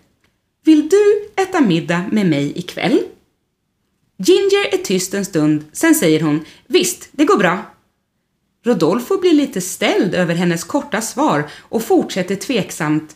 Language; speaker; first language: Swedish; native; Swedish